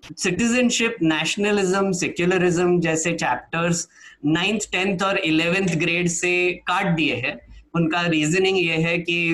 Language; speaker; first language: Hindi; native; Hindi